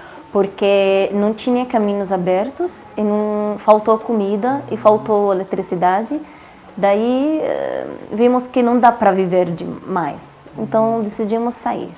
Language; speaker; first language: Portuguese; non-native, fluent; Arabic